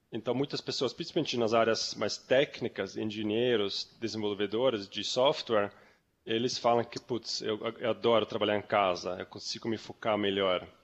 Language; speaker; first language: Portuguese; non-native, fluent; German